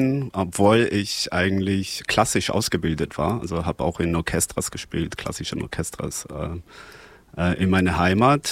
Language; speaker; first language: German; non-native, fluent; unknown